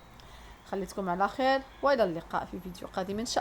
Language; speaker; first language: Arabic; native; Arabic